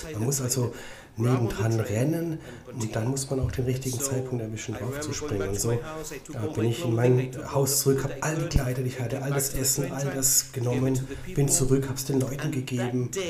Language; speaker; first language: German; non-native, fluent; Spanish